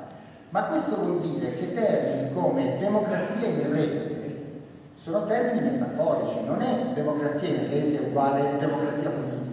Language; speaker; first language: Italian; native; Italian